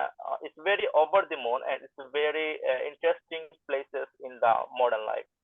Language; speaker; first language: English; non-native, learner; Bangla